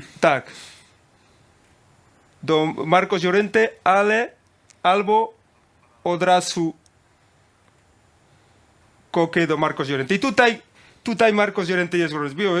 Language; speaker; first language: Polish; non-native, learner; Spanish